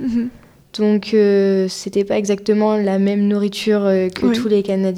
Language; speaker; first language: French; native; French